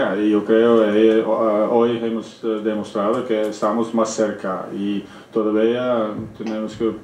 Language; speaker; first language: Spanish; non-native, fluent; Dutch